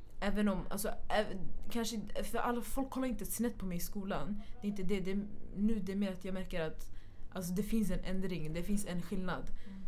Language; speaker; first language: Swedish; early bilingual, other home language; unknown